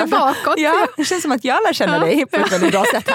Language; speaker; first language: Swedish; native; Swedish